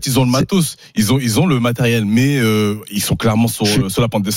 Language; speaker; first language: French; native; French